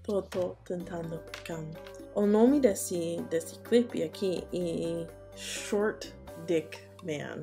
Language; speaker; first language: Portuguese; non-native, learner; English